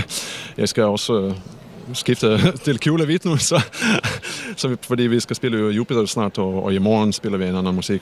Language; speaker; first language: Danish; non-native, fluent; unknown